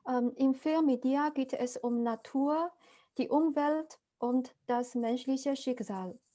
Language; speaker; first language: German; non-native, fluent; Chinese